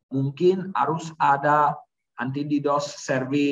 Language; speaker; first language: Indonesian; non-native, learner; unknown